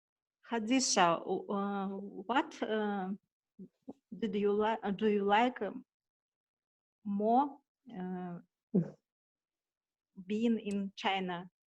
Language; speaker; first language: English; non-native, learner; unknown